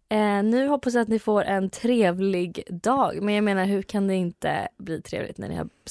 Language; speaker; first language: Swedish; native; Swedish